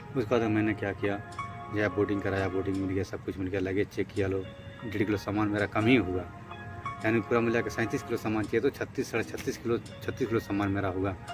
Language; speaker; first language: Hindi; native; Hindi